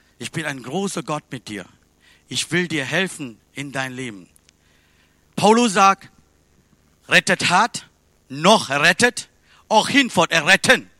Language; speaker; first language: German; non-native, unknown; Tamil